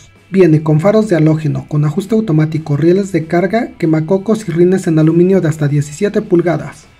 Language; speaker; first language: Spanish; native; Spanish